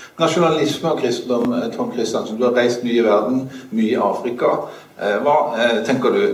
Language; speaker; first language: Norwegian; native; Norwegian